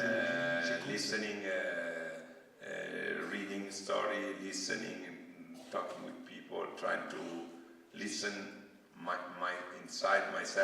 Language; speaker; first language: English; non-native, learner; Italian